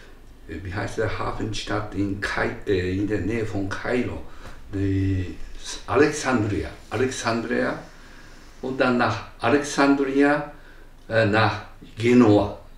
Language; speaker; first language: German; non-native, learner; Japanese